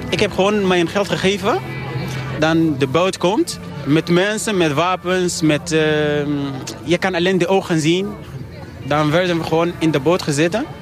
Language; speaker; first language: Dutch; non-native, learner; Arabic